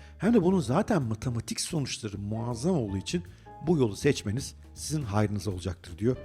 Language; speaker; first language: Turkish; native; Turkish